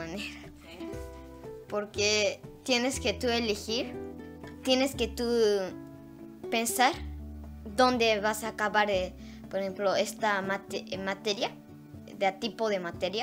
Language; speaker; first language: Spanish; early bilingual, heritage; Spanish